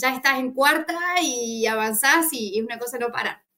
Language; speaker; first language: Spanish; native; Spanish